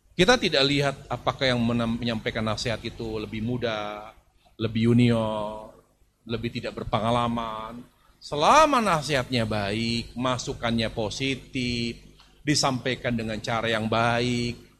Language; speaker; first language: Indonesian; native; Indonesian